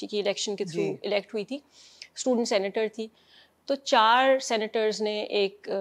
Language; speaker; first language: Urdu; native; Urdu